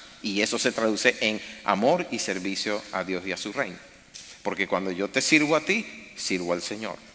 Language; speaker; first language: Spanish; native; Spanish